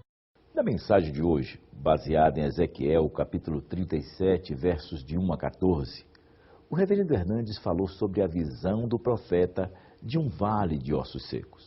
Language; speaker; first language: Portuguese; native; Portuguese